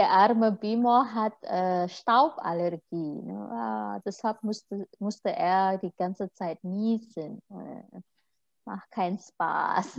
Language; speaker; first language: German; non-native, fluent; Indonesian